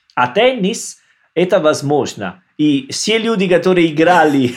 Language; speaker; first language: Russian; non-native, learner; Italian